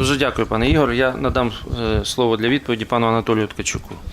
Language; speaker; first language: Ukrainian; native; Ukrainian